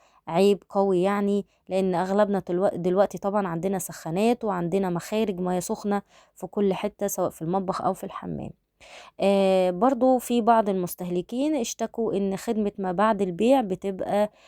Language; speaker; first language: Arabic; native; Arabic